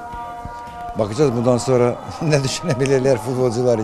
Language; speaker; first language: Turkish; non-native, fluent; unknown